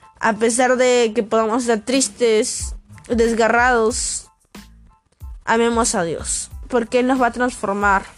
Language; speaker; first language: Spanish; native; Spanish